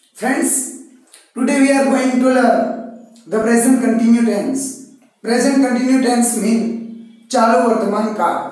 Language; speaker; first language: English; non-native, local second language; Gujarati